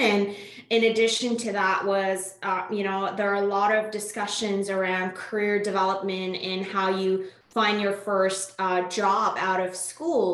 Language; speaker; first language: English; non-native, fluent; Persian